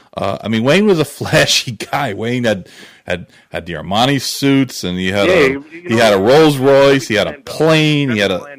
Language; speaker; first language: English; native; English